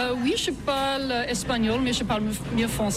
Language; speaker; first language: French; non-native, fluent; English